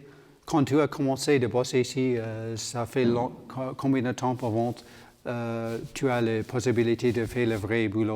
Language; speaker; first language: French; non-native, learner; English